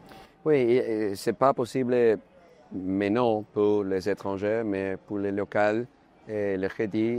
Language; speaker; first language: French; non-native, learner; Spanish